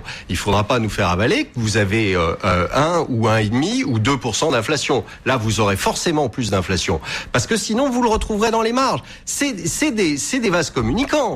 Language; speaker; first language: French; native; French